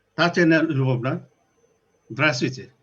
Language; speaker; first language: Russian; non-native, learner; Nepali